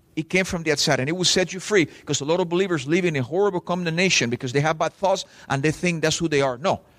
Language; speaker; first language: English; non-native, fluent; Spanish